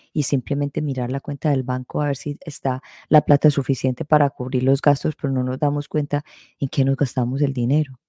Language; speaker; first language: Spanish; native; Spanish